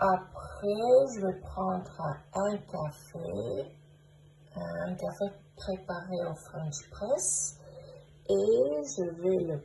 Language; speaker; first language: French; non-native, fluent; Russian